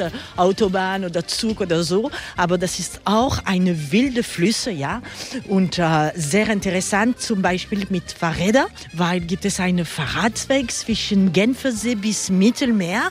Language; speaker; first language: German; non-native, learner; French